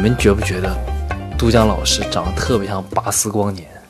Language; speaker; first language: Chinese; native; Chinese